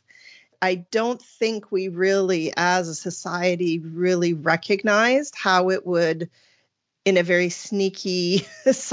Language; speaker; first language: English; native; English